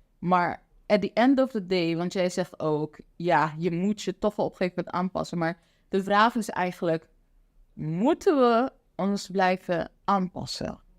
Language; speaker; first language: Dutch; non-native, local second language; Papiamento